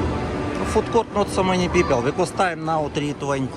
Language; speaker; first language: English; non-native, learner; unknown